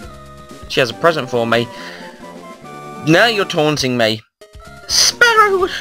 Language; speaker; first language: English; native; English